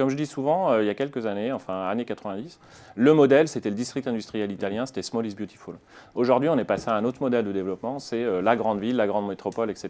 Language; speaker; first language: French; native; French